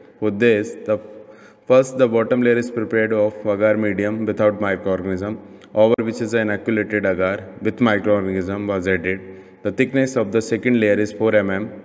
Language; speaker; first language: English; non-native, local second language; Hindi